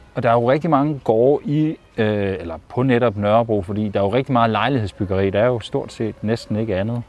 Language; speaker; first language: Danish; native; Danish